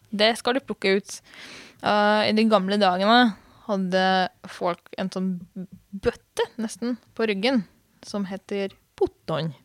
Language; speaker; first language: Norwegian; non-native, fluent; Hungarian